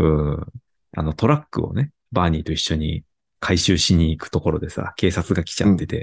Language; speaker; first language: Japanese; native; Japanese